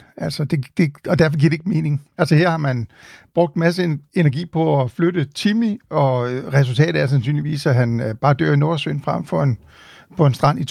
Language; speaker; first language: Danish; native; Danish